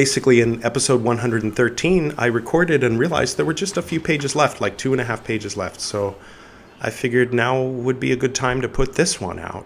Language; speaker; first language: English; native; English